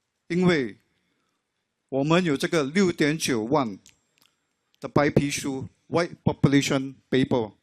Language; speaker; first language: Chinese; non-native, local second language; English